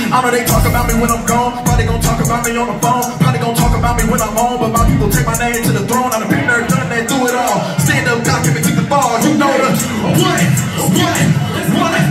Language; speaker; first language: English; native; English